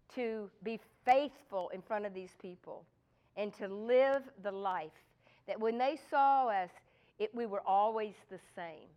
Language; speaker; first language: English; native; English